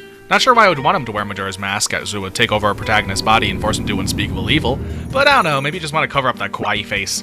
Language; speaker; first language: English; native; English